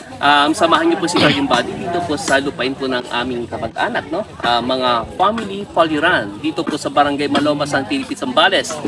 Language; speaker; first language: Filipino; native; Filipino